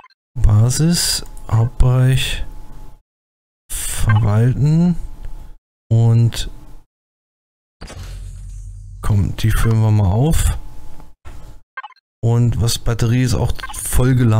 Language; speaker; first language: German; native; German